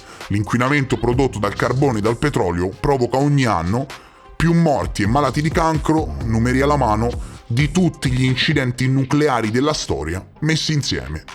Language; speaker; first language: Italian; native; Italian